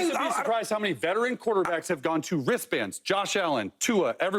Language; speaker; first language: English; native; English